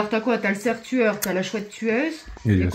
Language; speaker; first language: French; native; French